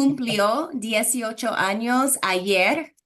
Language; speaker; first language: Spanish; non-native, fluent; English